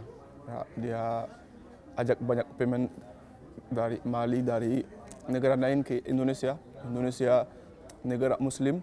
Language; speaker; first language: Indonesian; non-native, learner; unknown